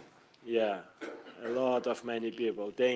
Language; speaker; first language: English; non-native, learner; Ukrainian